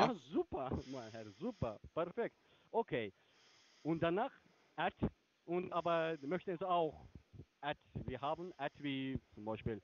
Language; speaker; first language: German; non-native, learner; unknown